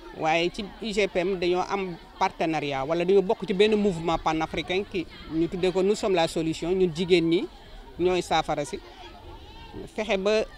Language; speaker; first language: Wolof; native; Wolof